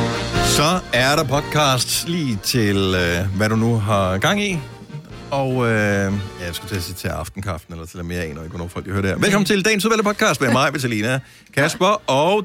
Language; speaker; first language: Danish; native; Danish